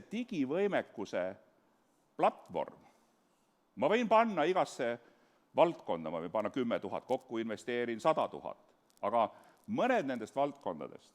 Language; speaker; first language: Estonian; native; Estonian